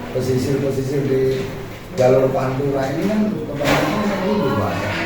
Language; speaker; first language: Indonesian; non-native, local second language; Javanese